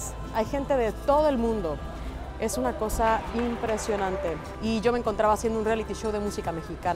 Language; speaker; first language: Spanish; native; Spanish